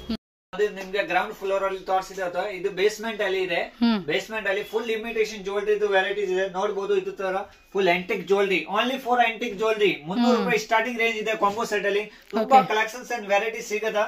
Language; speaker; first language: Kannada; non-native, local second language; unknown